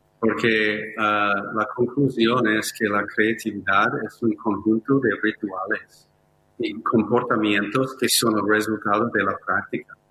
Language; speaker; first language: Spanish; non-native, fluent; English